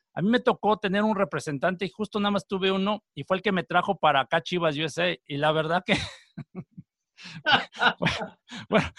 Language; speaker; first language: Spanish; native; Spanish